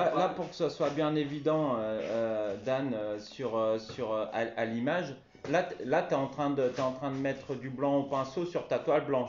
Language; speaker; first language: French; native; French